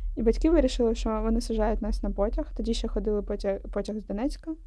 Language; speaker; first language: Ukrainian; non-native, local second language; Russian